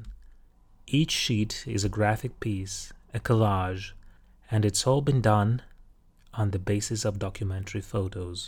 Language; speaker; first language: English; non-native, fluent; Russian